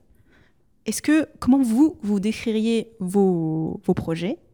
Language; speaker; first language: French; native; French